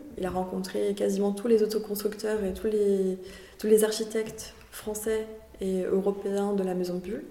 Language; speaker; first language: French; early bilingual, other home language; Spanish